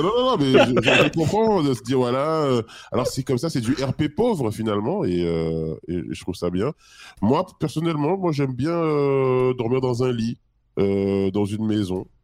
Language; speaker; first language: French; native; French